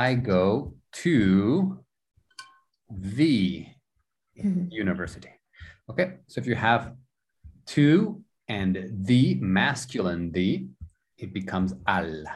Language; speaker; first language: English; non-native, fluent; Spanish